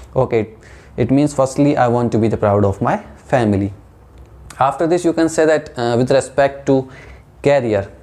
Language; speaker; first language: English; non-native, local second language; Hindi